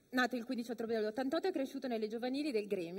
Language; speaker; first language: Italian; native; Italian